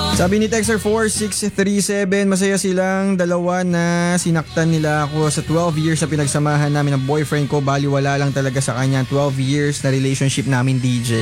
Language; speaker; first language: Filipino; non-native, local second language; Hiligaynon